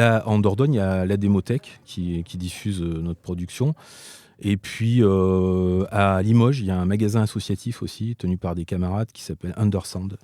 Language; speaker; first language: French; native; French